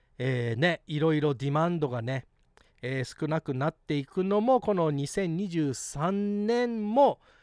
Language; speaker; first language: Japanese; early bilingual, heritage; Japanese